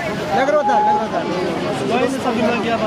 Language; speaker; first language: Hebrew; non-native, learner; Amharic